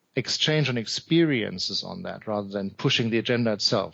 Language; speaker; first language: English; non-native, fluent; German